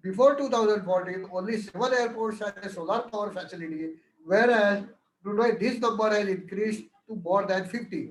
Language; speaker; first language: English; non-native, local second language; Marathi